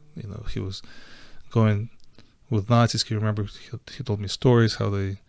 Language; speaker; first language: English; non-native, fluent; Ukrainian